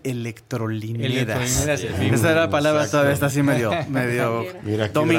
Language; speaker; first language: Spanish; native; Spanish